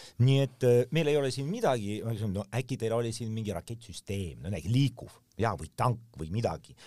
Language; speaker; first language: Estonian; non-native, local second language; Russian